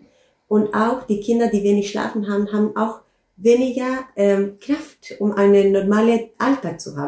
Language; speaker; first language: German; non-native, fluent; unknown